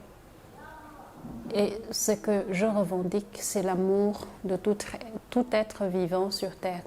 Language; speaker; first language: French; non-native, local second language; Wolof